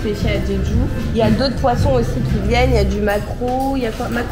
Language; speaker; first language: French; native; French